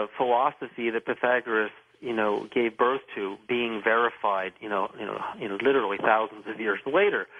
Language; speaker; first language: English; native; English